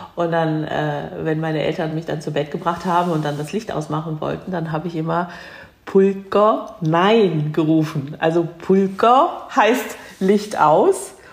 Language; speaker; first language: German; early bilingual, other home language; Korean